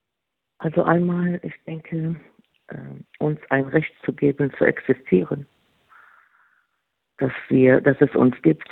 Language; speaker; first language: German; non-native, fluent; Arabic